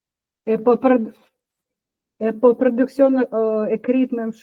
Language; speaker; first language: French; non-native, fluent; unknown